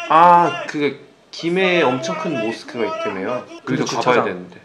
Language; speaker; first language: Korean; native; Korean